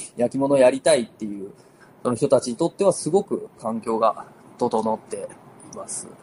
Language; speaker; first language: Japanese; native; Japanese